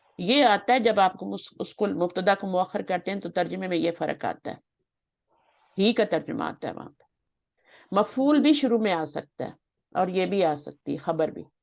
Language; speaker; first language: Urdu; native; Urdu